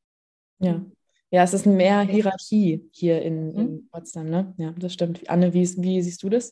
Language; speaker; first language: German; native; German